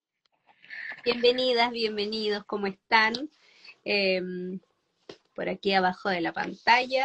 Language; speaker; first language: Spanish; native; Spanish